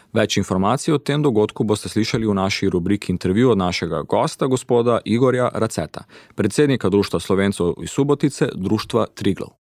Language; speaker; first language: Slovenian; early bilingual, heritage; Slovenian